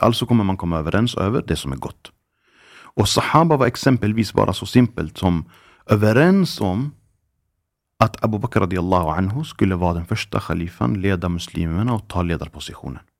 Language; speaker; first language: Swedish; early bilingual, other home language; Arabic